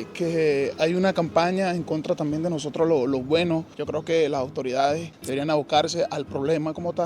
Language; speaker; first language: Spanish; native; Spanish